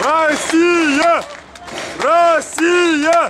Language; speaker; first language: Russian; native; Russian